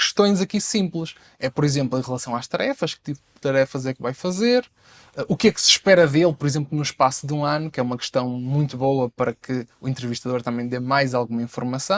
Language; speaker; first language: Portuguese; native; Portuguese